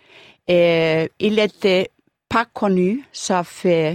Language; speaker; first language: French; non-native, learner; Icelandic